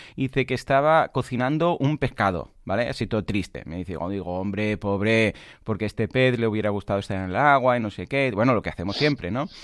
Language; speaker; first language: Spanish; non-native, local second language; Catalan